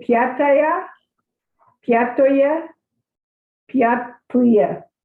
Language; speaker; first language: Russian; non-native, learner; English